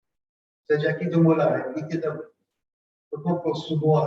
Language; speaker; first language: Indonesian; non-native, fluent; English